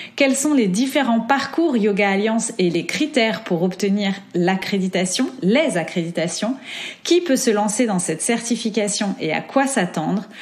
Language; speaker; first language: French; native; French